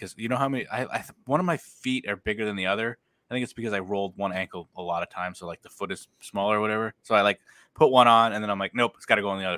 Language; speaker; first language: English; native; English